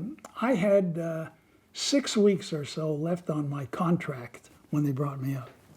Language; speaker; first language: English; native; English